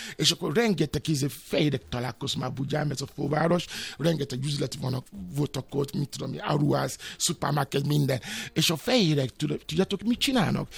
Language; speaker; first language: Hungarian; non-native, fluent; Yoruba